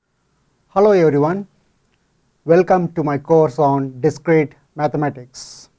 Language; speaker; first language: English; non-native, fluent; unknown